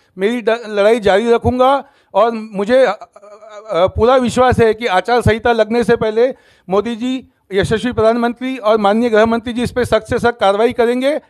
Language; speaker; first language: Hindi; native; Hindi